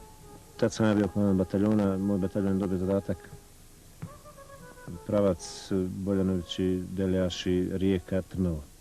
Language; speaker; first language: Bosnian; native; Bosnian